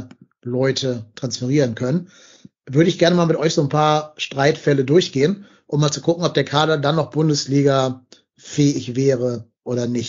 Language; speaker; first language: German; native; German